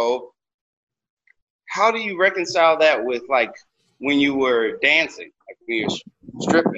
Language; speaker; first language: English; native; English